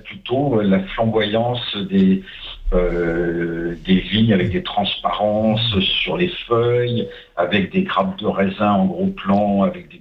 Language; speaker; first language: French; native; French